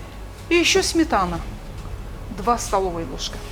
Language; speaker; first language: Russian; non-native, learner; Azerbaijani